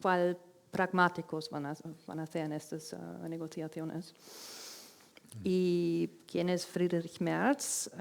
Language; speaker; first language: Spanish; non-native, fluent; German